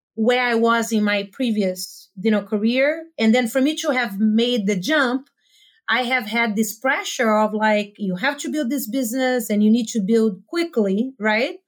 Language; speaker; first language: English; non-native, fluent; Portuguese